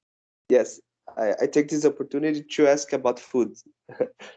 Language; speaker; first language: English; non-native, learner; Portuguese